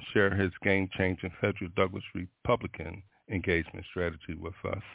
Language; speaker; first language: English; native; English